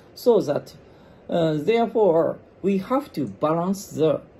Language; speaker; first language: English; non-native, fluent; Japanese